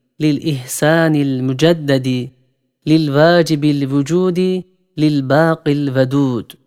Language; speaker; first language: Arabic; non-native, fluent; Turkish